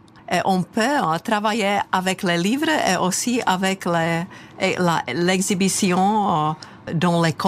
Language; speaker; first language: French; non-native, fluent; Czech